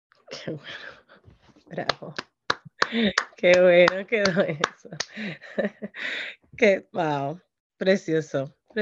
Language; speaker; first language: Spanish; early bilingual, heritage; Spanish